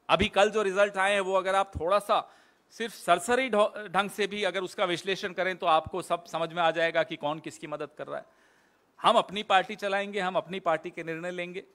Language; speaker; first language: Hindi; native; Hindi